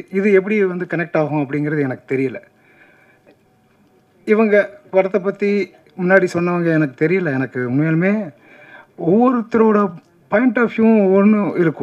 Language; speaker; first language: Tamil; native; Tamil